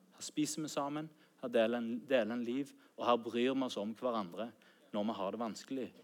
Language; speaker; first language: Norwegian; native; Norwegian